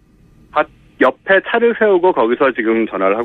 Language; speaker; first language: Korean; native; Korean